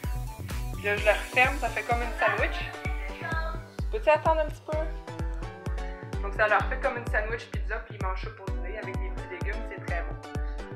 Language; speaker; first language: French; native; French